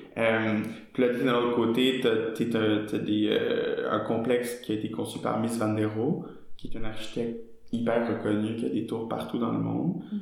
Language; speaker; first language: French; native; French